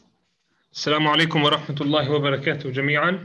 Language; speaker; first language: Arabic; non-native, fluent; Turkish